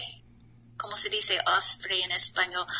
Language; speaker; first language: Spanish; non-native, learner; English